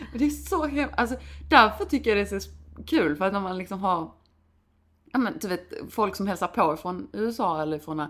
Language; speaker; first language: Swedish; native; Swedish